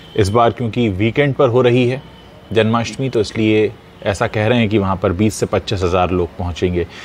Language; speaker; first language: Hindi; native; Hindi